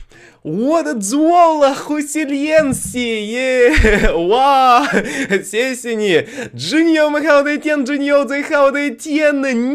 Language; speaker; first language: Chinese; non-native, learner; Russian